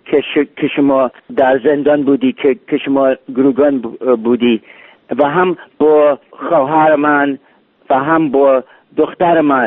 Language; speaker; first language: Persian; non-native, learner; English